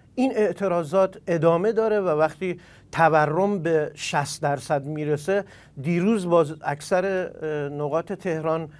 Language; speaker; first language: Persian; non-native, local second language; Central Kurdish